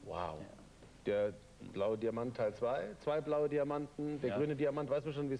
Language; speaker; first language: German; native; German